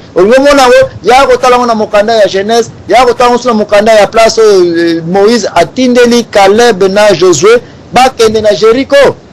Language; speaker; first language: Lingala; native; Lingala